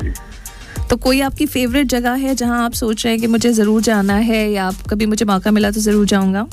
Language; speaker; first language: Hindi; native; Hindi